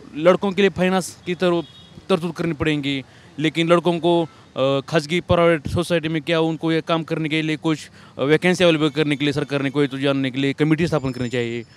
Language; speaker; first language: Hindi; non-native, local second language; Marathi